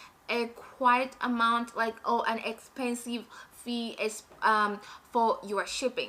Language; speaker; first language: English; non-native, fluent; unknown